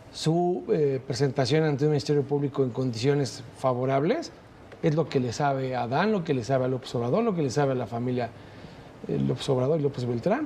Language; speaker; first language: Spanish; native; Spanish